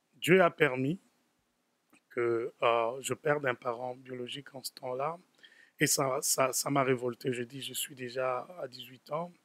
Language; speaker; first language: French; non-native, local second language; Lingala